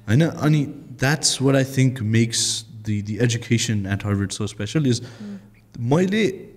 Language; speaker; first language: English; early bilingual, other home language; Nepali